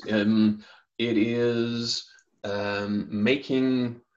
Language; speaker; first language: English; native; English